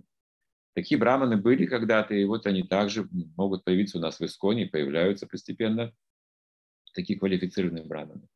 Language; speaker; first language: Russian; native; Russian